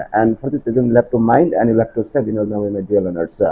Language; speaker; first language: English; non-native, local second language; Bangla